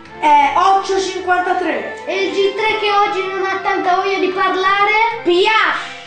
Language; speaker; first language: Italian; native; Italian